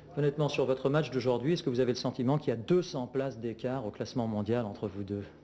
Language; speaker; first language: French; native; French